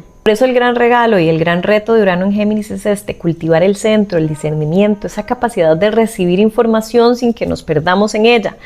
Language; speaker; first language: Spanish; native; Spanish